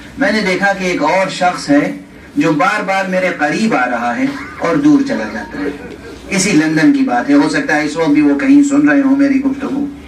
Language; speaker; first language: Urdu; native; Urdu